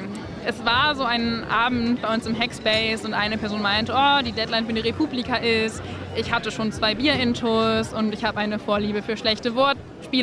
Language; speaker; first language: German; native; German